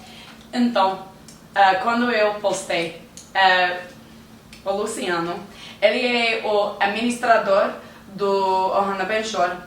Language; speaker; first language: Portuguese; non-native, learner; English